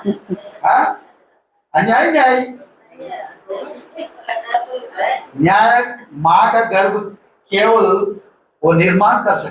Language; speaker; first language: Hindi; non-native, local second language; Telugu